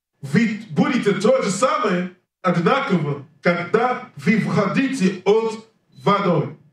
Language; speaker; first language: Russian; non-native, learner; English